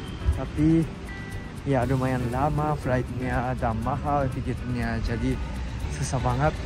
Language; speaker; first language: Indonesian; non-native, fluent; Japanese